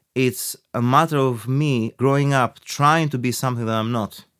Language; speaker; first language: English; early bilingual, other home language; Albanian